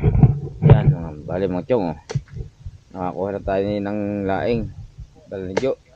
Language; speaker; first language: Filipino; native; Filipino